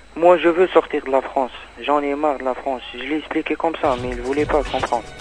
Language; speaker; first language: French; non-native, learner; Arabic